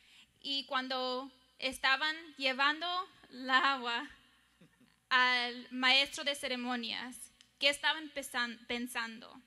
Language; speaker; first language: Spanish; early bilingual, heritage; English